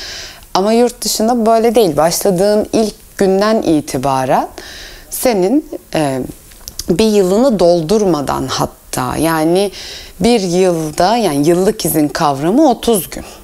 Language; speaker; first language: Turkish; early bilingual, heritage; Turkish